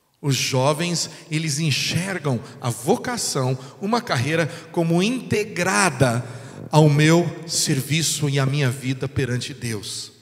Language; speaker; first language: Portuguese; non-native, fluent; English